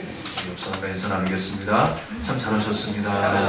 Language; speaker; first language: Korean; native; Korean